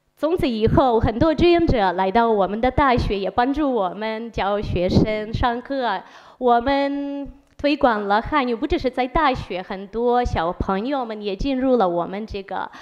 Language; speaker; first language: Chinese; non-native, fluent; Ukrainian